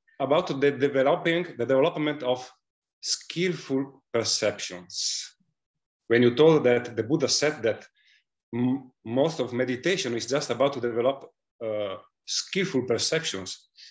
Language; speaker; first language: English; non-native, fluent; Italian